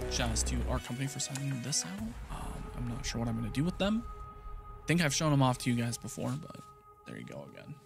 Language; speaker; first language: English; native; English